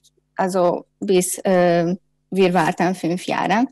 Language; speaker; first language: German; non-native, learner; Hungarian